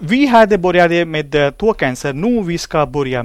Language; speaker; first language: Swedish; non-native, learner; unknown